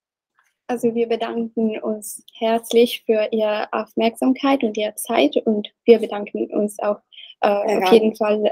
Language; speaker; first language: German; non-native, learner; Italian